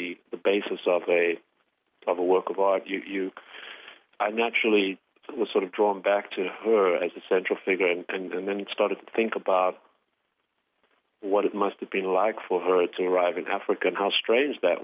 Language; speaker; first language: English; native; English